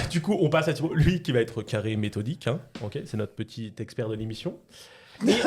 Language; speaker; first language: French; native; French